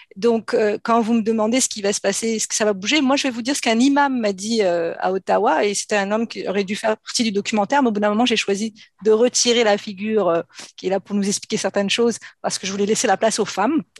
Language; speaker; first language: French; native; French